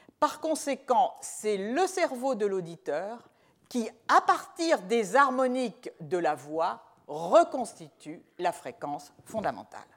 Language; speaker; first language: French; native; French